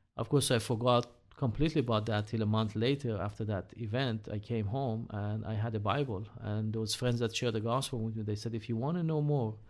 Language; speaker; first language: English; non-native, fluent; Hebrew